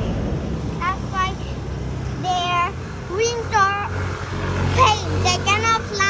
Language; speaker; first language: English; non-native, learner; Persian